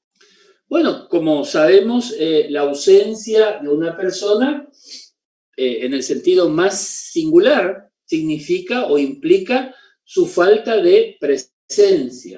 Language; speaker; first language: Spanish; native; Spanish